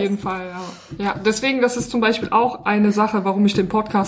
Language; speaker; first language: German; native; German